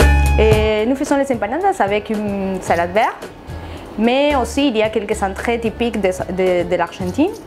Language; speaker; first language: French; non-native, fluent; Spanish